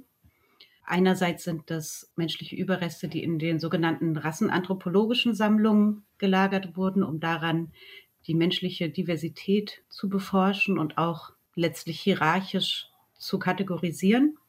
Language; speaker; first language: German; native; German